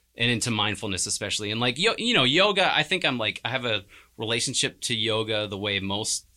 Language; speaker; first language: English; native; English